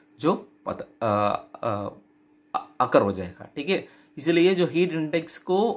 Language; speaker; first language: Hindi; non-native, local second language; Tamil